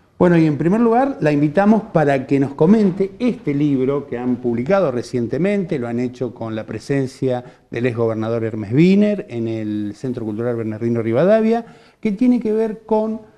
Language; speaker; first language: Spanish; native; Spanish